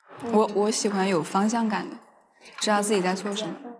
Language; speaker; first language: Chinese; native; Chinese